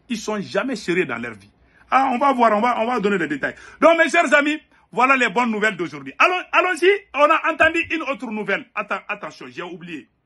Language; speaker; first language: French; non-native, local second language; Bambara